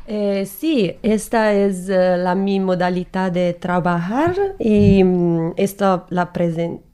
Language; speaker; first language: Spanish; non-native, learner; Italian